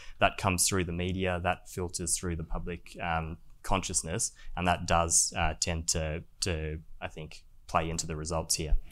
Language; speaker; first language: English; native; English